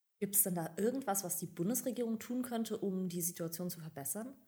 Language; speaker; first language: German; native; German